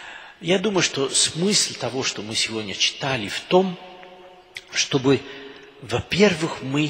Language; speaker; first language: Russian; non-native, fluent; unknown